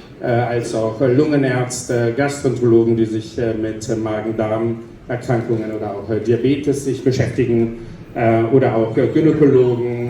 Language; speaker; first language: German; early bilingual, other home language; Tamil